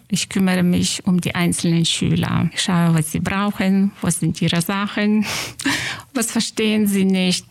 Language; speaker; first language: German; non-native, fluent; Lithuanian